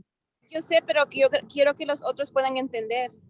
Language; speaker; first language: Spanish; early bilingual, heritage; Spanish